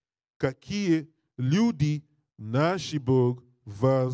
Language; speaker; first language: Russian; non-native, learner; English